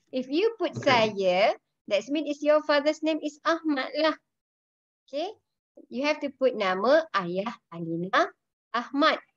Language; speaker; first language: English; non-native, local second language; Malay